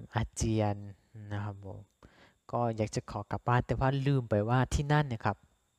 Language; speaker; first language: Thai; non-native, local second language; S'gaw Karen